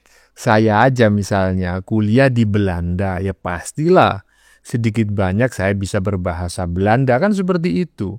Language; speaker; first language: Indonesian; native; Indonesian